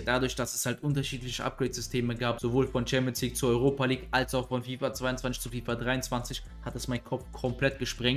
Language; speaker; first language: German; native; German